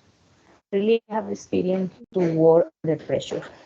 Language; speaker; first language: English; non-native, learner; Spanish